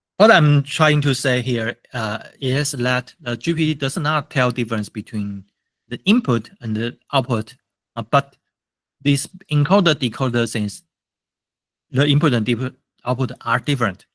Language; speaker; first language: English; non-native, fluent; Chinese